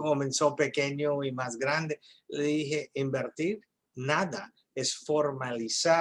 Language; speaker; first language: Spanish; early bilingual, heritage; English